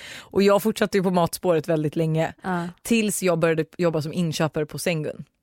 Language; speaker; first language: Swedish; native; Swedish